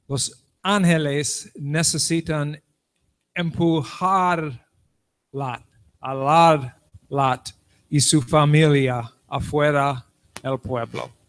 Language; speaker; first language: Spanish; non-native, learner; English